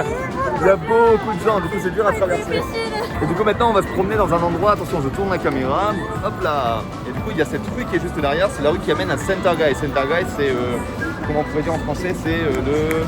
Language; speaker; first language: French; native; French